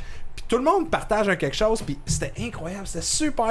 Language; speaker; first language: French; native; French